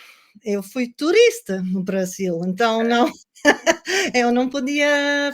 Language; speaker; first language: Portuguese; non-native, learner; Dutch